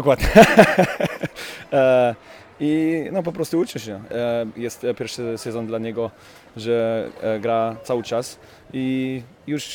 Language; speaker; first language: Polish; non-native, fluent; German